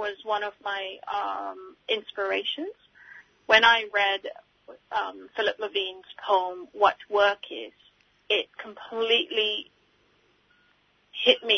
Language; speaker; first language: English; native; English